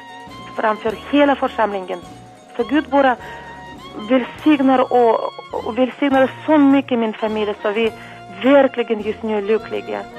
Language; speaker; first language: Swedish; non-native, learner; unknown